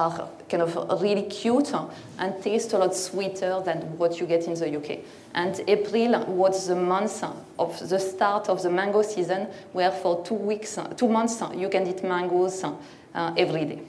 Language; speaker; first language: English; non-native, fluent; French